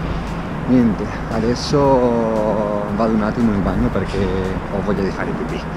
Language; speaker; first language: Italian; non-native, fluent; Spanish